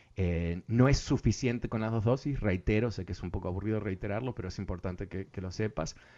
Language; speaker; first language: Spanish; early bilingual, other home language; English